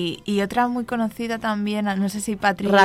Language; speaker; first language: Spanish; native; Spanish